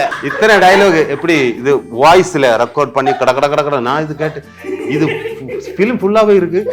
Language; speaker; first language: Tamil; non-native, learner; Malayalam